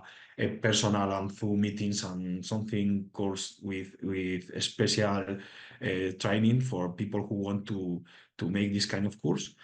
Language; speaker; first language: English; non-native, learner; Spanish